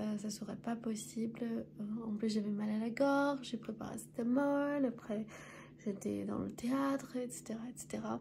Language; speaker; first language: French; non-native, fluent; Armenian